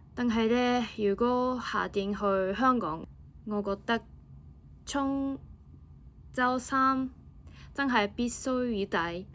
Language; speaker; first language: Cantonese; non-native, fluent; Japanese